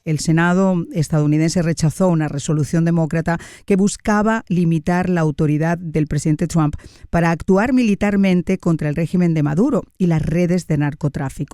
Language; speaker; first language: Spanish; native; Spanish